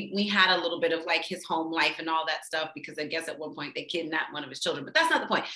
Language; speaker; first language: English; native; English